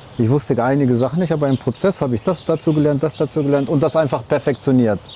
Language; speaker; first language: German; early bilingual, other home language; Arabic